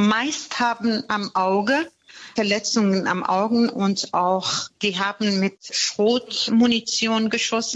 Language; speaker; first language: German; non-native, fluent; Persian